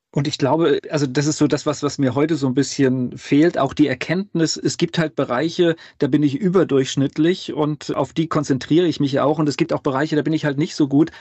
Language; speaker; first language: German; native; German